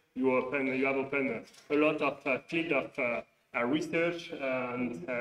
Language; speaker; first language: English; non-native, fluent; French